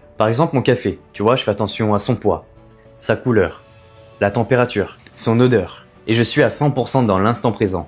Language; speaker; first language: French; native; French